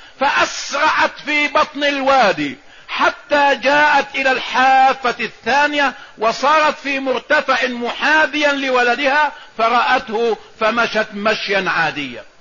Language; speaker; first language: Arabic; native; Arabic